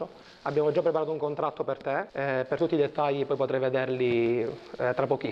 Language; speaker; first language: Italian; native; Italian